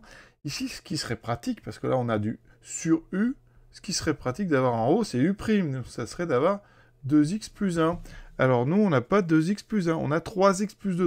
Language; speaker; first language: French; native; French